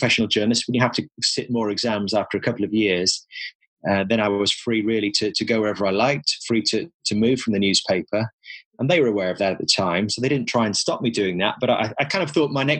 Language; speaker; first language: English; native; English